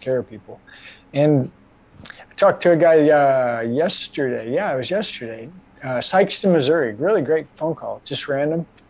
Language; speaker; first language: English; native; English